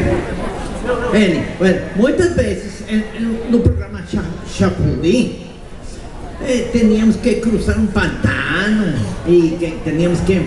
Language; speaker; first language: Portuguese; non-native, learner; Spanish